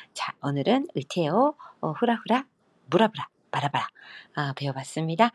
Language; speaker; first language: Korean; non-native, fluent; Japanese